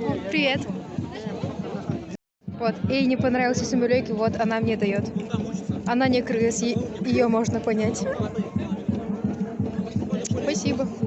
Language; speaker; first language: Russian; non-native, local second language; Kyrgyz